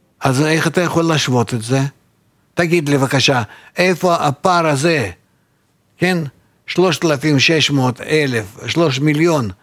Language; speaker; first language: Hebrew; non-native, fluent; Russian